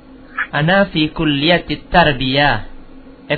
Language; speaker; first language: Arabic; non-native, fluent; Indonesian